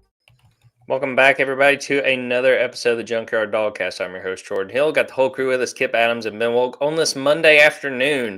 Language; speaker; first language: English; native; English